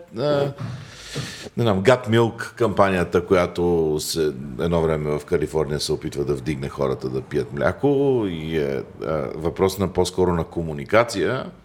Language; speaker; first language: Bulgarian; native; Bulgarian